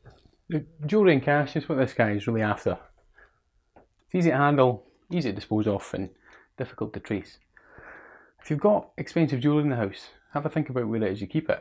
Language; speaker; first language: English; native; English